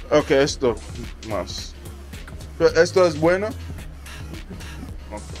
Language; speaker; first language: Spanish; non-native, learner; English